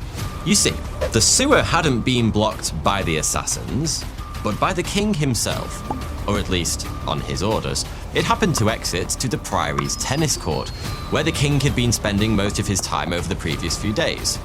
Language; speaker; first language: English; native; English